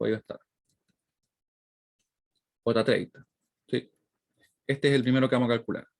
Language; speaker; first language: Spanish; native; Spanish